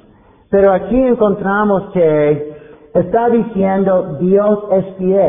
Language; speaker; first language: Spanish; non-native, fluent; English